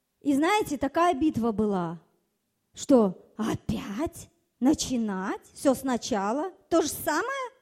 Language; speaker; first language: Russian; early bilingual, other home language; German